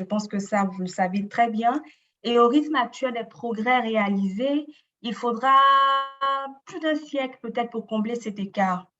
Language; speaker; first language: French; native; French